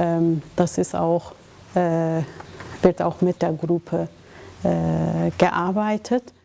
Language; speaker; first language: German; non-native, fluent; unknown